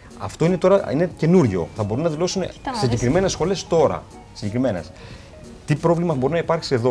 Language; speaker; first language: Greek; native; Greek